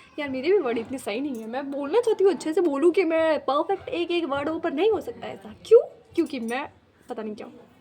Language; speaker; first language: Hindi; non-native, local second language; Marwari